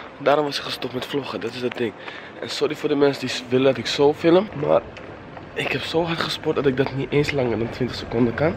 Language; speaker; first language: Dutch; early bilingual, other home language; Arabic